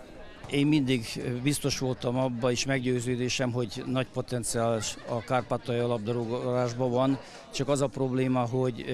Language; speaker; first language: Hungarian; non-native, local second language; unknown